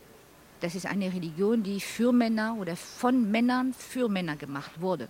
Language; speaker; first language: German; non-native, fluent; Arabic